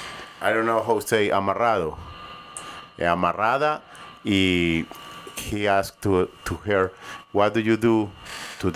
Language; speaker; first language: English; non-native, learner; Spanish